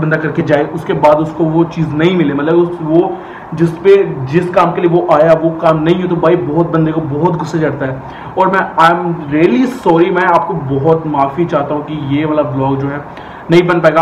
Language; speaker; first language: Hindi; native; Hindi